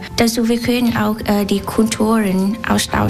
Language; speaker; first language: German; non-native, learner; Vietnamese